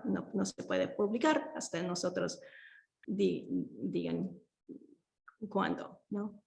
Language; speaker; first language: Spanish; early bilingual, heritage; Spanish